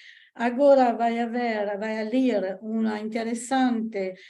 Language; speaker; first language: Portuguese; non-native, learner; Italian